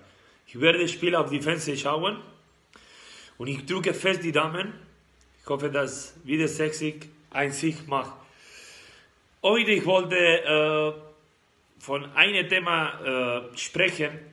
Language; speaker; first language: German; non-native, learner; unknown